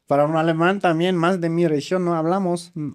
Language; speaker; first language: Spanish; non-native, fluent; German